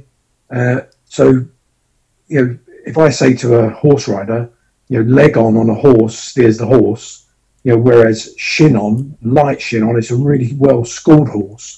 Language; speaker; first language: English; native; English